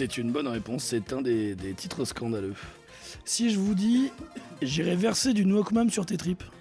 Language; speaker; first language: French; native; French